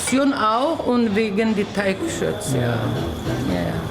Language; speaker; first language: German; non-native, learner; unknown